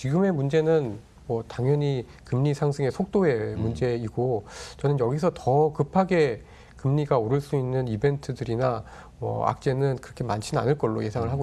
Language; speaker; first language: Korean; native; Korean